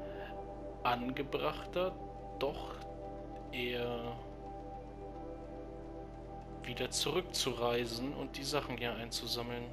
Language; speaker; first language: German; native; German